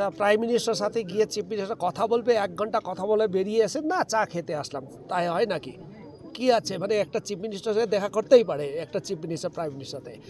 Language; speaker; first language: Bangla; native; Bangla